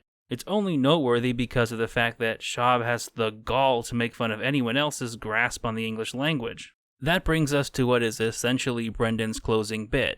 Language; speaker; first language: English; native; English